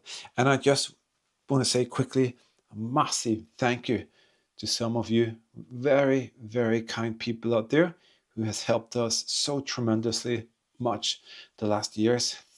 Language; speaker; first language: English; non-native, fluent; Norwegian